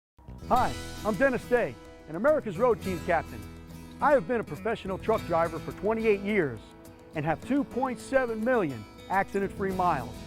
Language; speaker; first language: English; native; English